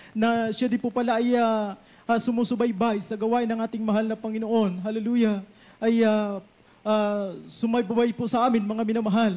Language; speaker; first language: Filipino; non-native, local second language; Masbatenyo